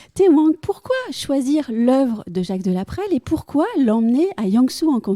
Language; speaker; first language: French; native; French